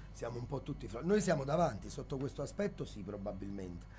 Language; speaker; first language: Italian; native; Italian